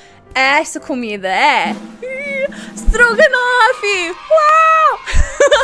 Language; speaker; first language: Portuguese; non-native, learner; English